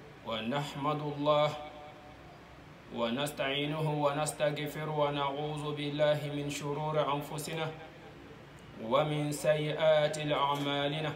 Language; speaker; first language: Arabic; non-native, fluent; Bambara